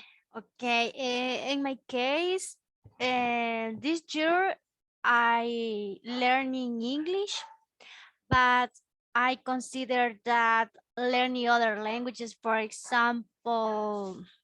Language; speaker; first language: English; non-native, learner; Spanish